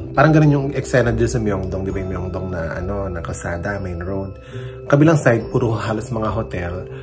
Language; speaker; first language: Filipino; native; Filipino